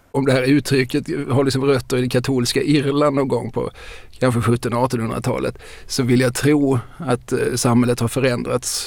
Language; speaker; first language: Swedish; native; Swedish